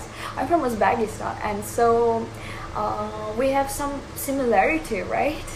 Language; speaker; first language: English; non-native, fluent; Urdu